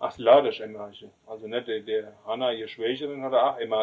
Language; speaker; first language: German; native; German